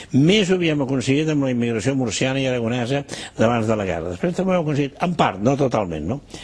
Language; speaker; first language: Catalan; native; Catalan